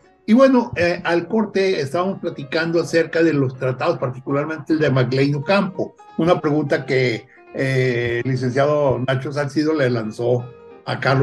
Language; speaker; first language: Spanish; native; Spanish